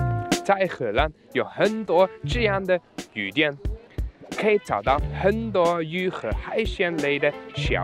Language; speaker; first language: Chinese; non-native, fluent; German